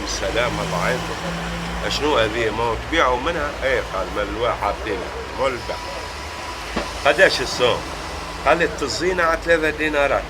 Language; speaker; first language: Arabic; native; Arabic